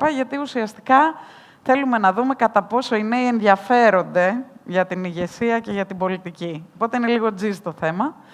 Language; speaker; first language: Greek; native; Greek